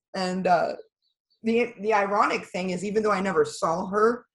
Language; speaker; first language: English; native; English